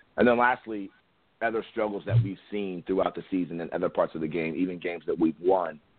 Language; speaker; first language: English; native; English